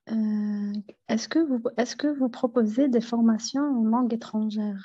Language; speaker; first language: French; non-native, fluent; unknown